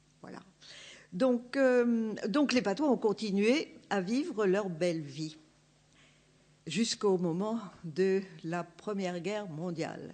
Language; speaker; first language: French; native; French